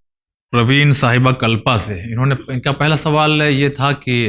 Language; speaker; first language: Urdu; native; Urdu